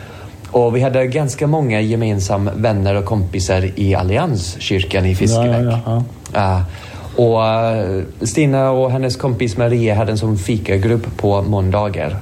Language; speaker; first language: Swedish; non-native, fluent; English